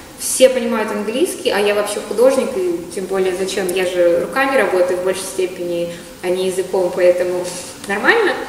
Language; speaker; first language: Russian; native; Russian